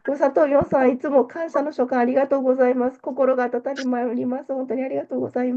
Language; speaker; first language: Japanese; non-native, fluent; Korean